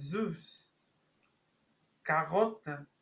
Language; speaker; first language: German; non-native, learner; Spanish